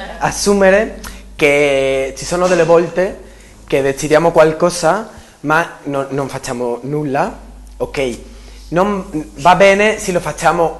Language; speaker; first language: Italian; non-native, learner; Spanish